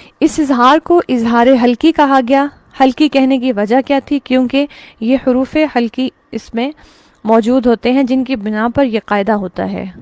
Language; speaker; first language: Urdu; native; Urdu